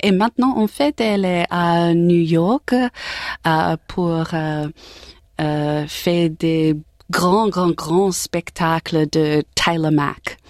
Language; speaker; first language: French; non-native, learner; English